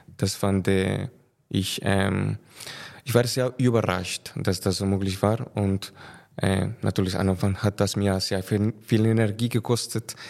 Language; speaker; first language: German; non-native, fluent; Spanish